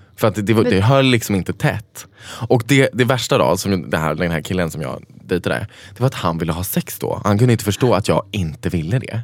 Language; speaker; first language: Swedish; early bilingual, other home language; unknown